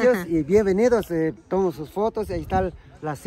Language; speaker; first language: Spanish; non-native, local second language; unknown